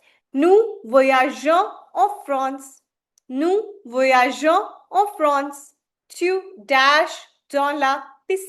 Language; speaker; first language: French; non-native, fluent; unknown